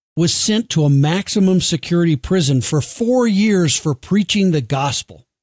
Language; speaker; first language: English; native; English